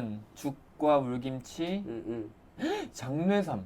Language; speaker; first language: Korean; native; Korean